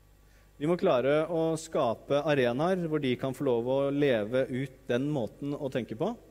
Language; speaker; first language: Norwegian; native; Norwegian